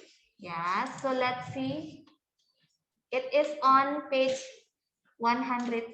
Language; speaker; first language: English; non-native, fluent; Indonesian